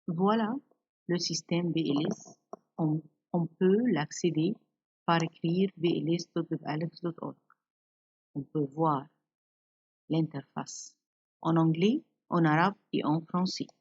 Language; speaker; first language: French; non-native, fluent; Arabic